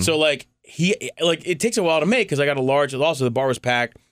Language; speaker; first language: English; native; English